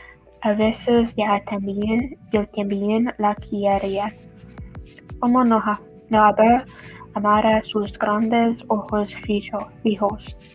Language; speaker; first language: Spanish; non-native, learner; English